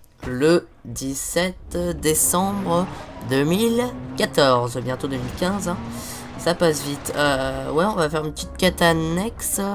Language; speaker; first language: French; native; French